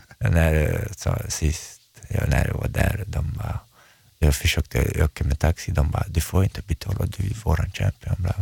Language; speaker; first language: Swedish; non-native, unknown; Chechen